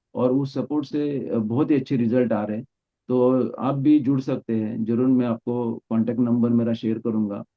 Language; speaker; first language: Hindi; non-native, local second language; Marathi